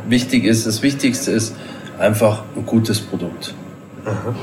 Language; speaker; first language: German; native; German